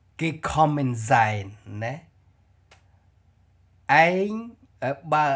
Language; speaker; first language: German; non-native, fluent; Khmer